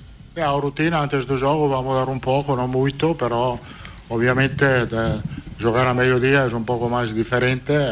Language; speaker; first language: Portuguese; non-native, fluent; Italian